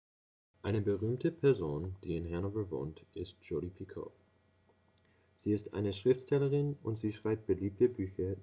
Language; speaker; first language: German; non-native, learner; English